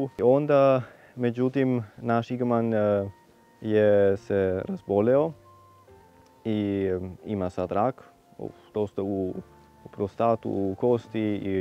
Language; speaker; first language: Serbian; non-native, fluent; German